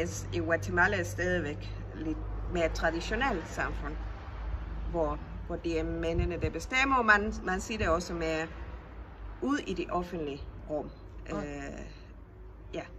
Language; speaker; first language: Danish; non-native, fluent; Spanish